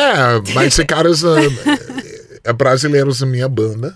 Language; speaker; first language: Portuguese; non-native, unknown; English